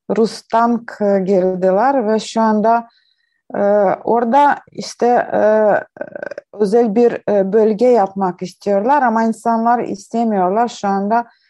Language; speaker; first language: Turkish; non-native, learner; Ukrainian